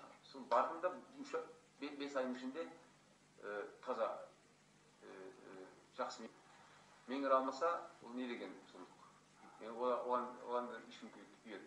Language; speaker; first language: Kazakh; non-native, fluent; Hungarian